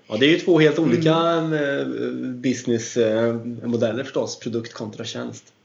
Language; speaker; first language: Swedish; native; Swedish